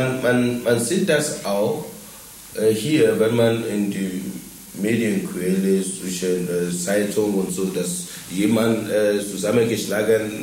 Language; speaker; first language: German; non-native, fluent; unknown